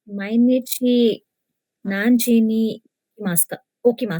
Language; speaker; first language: Japanese; non-native, learner; Kannada